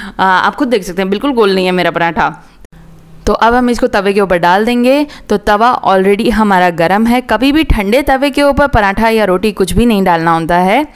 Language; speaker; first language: Hindi; native; Hindi